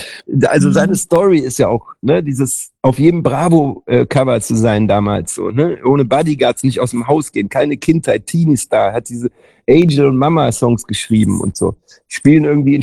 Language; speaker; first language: German; native; German